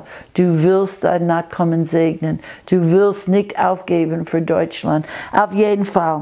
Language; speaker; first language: German; non-native, fluent; English